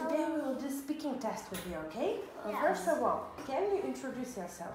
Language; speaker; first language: English; non-native, fluent; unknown